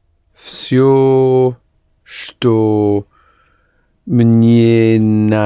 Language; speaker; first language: Russian; non-native, learner; English